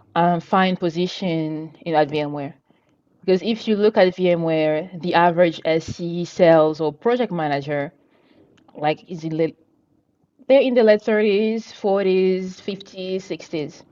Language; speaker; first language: English; non-native, local second language; French